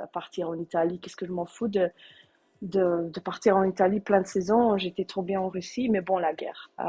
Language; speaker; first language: French; non-native, learner; Dutch